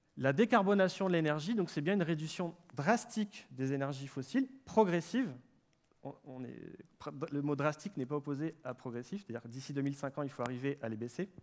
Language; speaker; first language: French; native; French